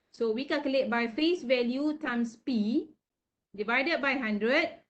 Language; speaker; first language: English; non-native, local second language; Malay